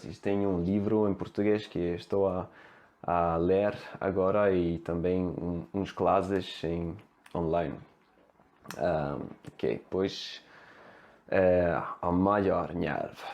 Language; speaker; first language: Portuguese; non-native, fluent; Swedish